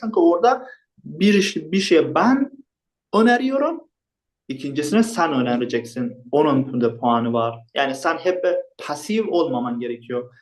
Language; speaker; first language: Turkish; non-native, fluent; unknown